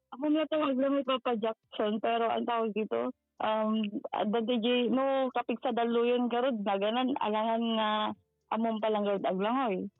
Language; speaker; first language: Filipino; non-native, local second language; Iloko